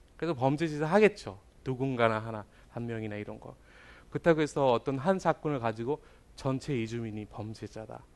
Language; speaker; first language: Korean; non-native, fluent; Bangla